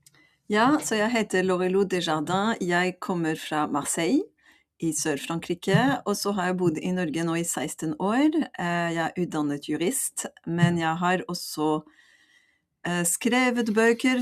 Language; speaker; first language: Norwegian; non-native, fluent; French